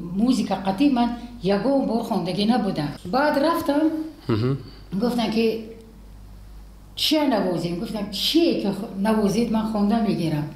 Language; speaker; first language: Tajik; non-native, local second language; Shughni